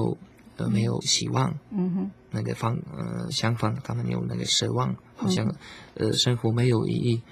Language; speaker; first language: Chinese; non-native, learner; Slovak